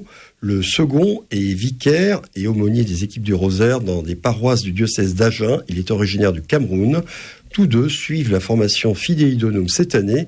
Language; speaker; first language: French; native; French